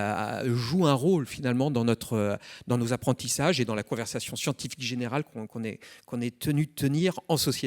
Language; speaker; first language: French; native; French